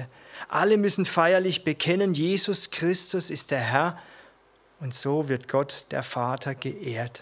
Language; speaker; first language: German; native; German